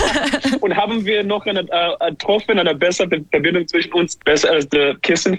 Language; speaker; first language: German; non-native, fluent; English